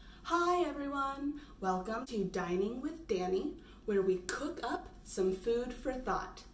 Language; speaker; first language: English; native; English